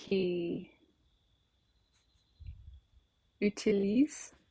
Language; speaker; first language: French; non-native, learner; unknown